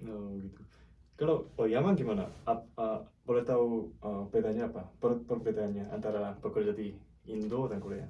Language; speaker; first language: Indonesian; non-native, fluent; Korean